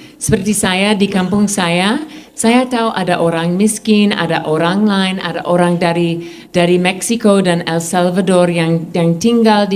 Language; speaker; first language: Indonesian; non-native, fluent; English